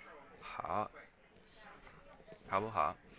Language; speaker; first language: Chinese; non-native, learner; English